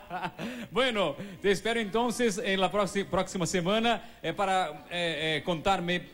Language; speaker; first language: Spanish; non-native, learner; Portuguese